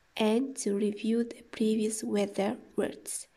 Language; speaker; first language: English; non-native, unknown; Kazakh